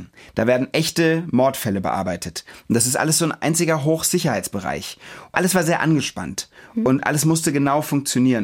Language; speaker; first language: German; native; German